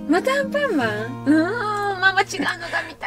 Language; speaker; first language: Japanese; native; Japanese